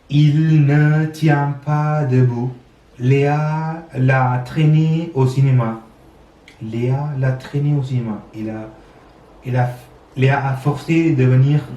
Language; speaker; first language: French; non-native, learner; Sinhala